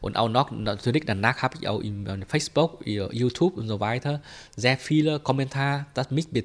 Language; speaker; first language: German; non-native, learner; Vietnamese